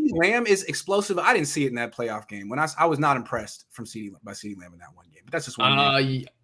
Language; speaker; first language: English; native; English